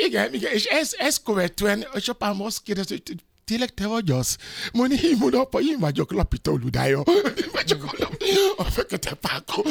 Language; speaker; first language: Hungarian; non-native, fluent; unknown